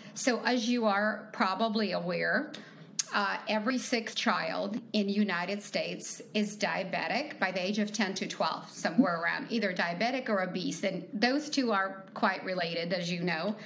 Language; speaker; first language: English; non-native, fluent; Ukrainian